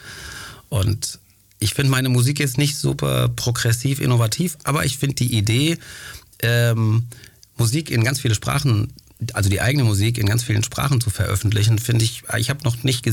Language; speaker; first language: German; early bilingual, other home language; Greek